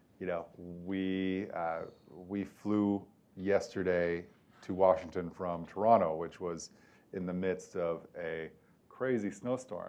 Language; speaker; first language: English; native; English